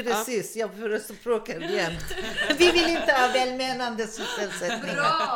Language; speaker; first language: Swedish; non-native, learner; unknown